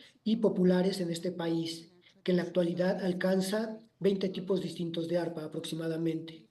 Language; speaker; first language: Spanish; native; Spanish